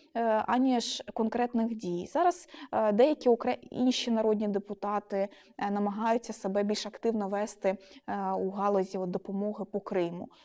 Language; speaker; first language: Ukrainian; non-native, local second language; Russian